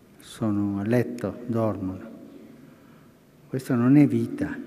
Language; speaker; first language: Italian; early bilingual, heritage; Spanish